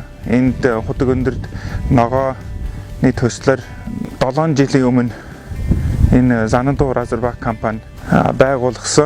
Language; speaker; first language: Mongolian; non-native, fluent; English